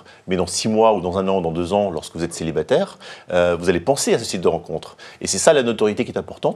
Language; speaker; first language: French; native; French